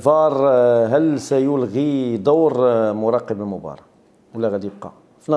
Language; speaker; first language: Arabic; native; Arabic